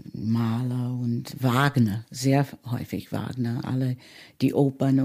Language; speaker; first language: German; early bilingual, heritage; German